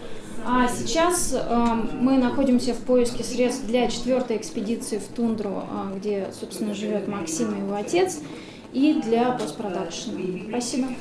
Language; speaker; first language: Russian; native; Russian